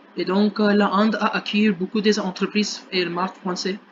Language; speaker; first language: French; non-native, learner; Hindi